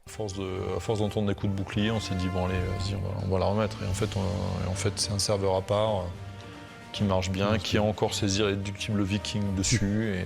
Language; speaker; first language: French; native; French